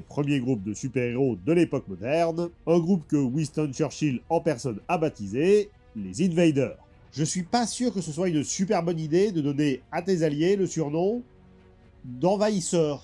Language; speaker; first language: French; native; French